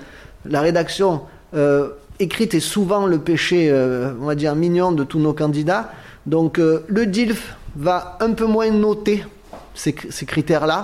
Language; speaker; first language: French; native; French